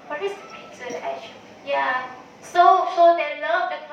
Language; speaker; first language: English; non-native, learner; Thai